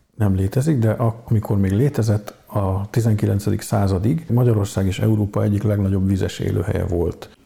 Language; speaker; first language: Hungarian; native; Hungarian